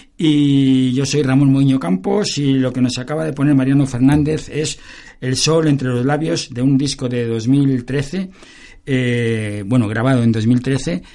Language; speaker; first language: Spanish; native; Spanish